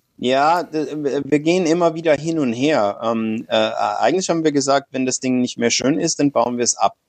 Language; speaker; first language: German; non-native, fluent; English